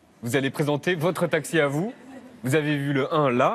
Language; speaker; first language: French; native; French